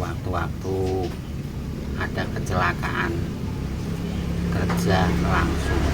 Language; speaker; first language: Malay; non-native, local second language; Javanese